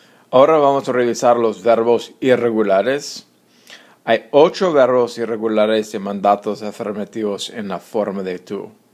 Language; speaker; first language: Spanish; non-native, fluent; English